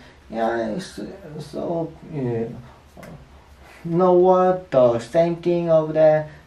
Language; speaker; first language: English; non-native, learner; Korean